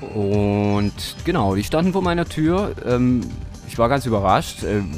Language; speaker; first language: German; native; German